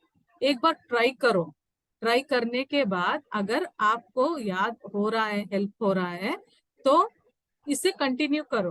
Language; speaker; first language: Hindi; native; Hindi